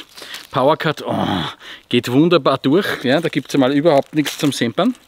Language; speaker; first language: German; native; German